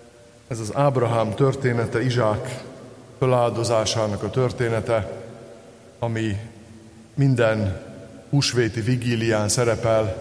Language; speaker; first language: Hungarian; native; Hungarian